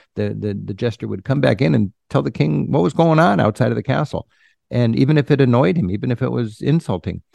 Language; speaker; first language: English; native; English